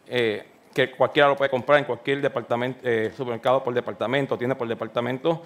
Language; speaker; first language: Spanish; native; Spanish